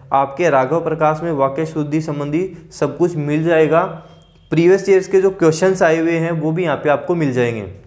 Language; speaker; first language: Hindi; native; Hindi